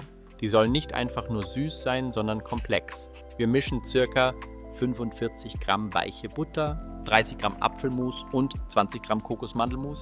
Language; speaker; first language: German; native; German